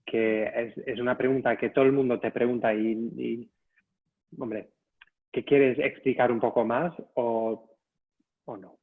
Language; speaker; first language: Spanish; non-native, fluent; English